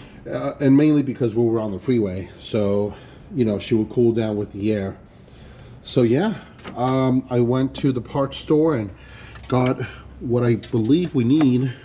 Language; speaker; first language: English; native; English